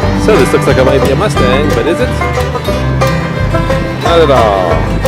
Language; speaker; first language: English; native; English